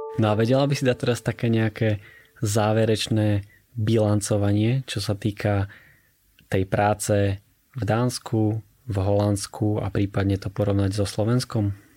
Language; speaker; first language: Slovak; native; Slovak